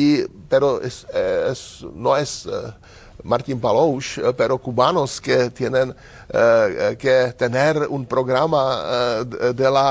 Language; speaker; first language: Spanish; non-native, learner; Czech